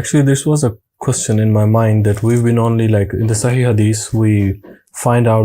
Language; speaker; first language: English; non-native, local second language; Urdu